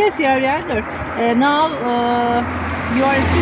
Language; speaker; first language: English; non-native, learner; Turkish